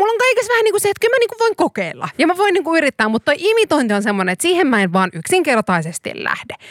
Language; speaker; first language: Finnish; native; Finnish